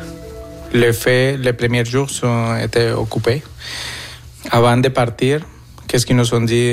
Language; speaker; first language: French; non-native, fluent; Spanish